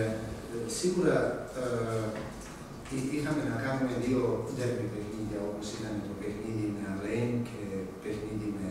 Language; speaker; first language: Greek; non-native, fluent; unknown